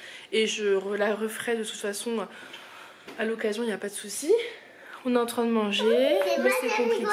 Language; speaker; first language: French; native; French